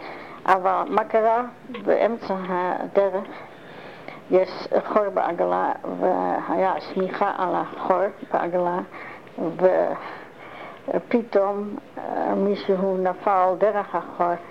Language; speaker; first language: Hebrew; non-native, learner; Dutch